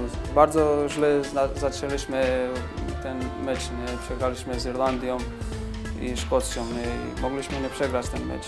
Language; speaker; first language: Polish; non-native, fluent; Georgian